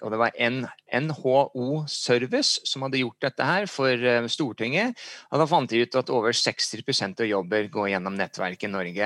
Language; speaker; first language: Norwegian; early bilingual, heritage; English